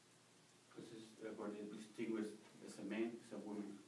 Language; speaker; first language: English; non-native, learner; Spanish